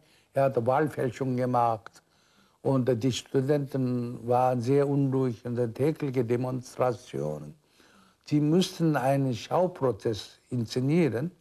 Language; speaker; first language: German; non-native, fluent; Korean